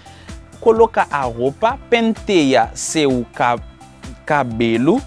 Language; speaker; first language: Portuguese; non-native, fluent; Haitian Creole